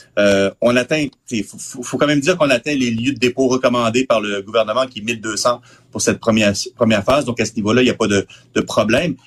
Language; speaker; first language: French; native; French